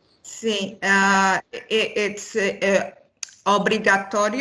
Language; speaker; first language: Spanish; non-native, learner; Portuguese